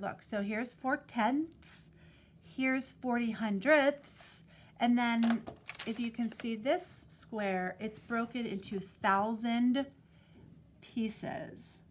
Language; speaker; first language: English; native; English